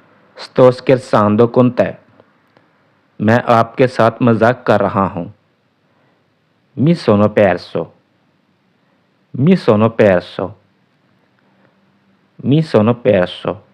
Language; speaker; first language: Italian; non-native, fluent; Urdu